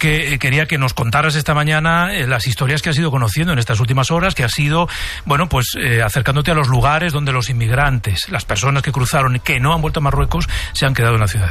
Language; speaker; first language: Spanish; native; Spanish